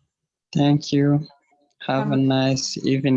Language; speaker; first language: English; non-native, learner; Kinyarwanda